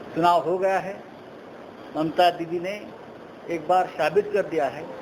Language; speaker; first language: Hindi; non-native, local second language; Marathi